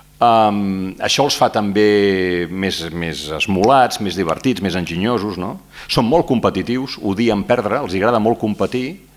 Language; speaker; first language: Catalan; native; Catalan